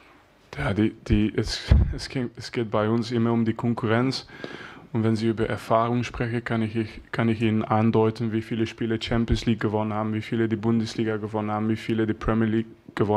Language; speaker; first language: German; non-native, fluent; French